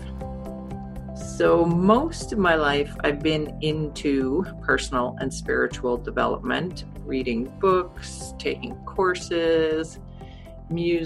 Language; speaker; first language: English; native; English